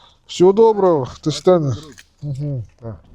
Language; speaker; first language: Russian; non-native, learner; Chinese